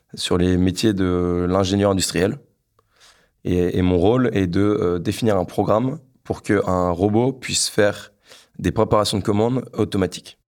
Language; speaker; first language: French; native; French